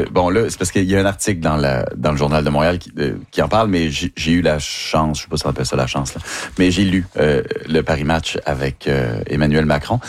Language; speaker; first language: French; native; French